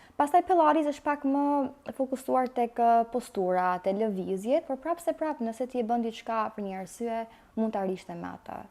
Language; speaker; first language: Albanian; early bilingual, heritage; Albanian